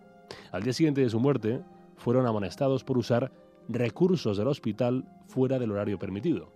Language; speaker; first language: Spanish; native; Spanish